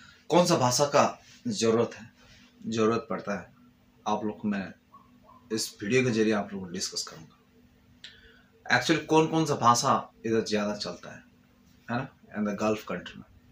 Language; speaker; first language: Hindi; non-native, fluent; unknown